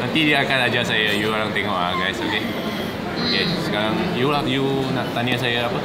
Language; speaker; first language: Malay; non-native, local second language; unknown